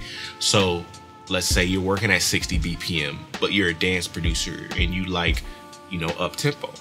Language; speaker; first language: English; native; English